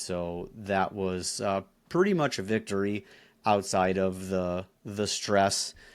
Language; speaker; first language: English; native; English